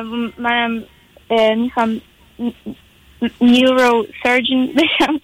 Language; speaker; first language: Persian; early bilingual, heritage; Persian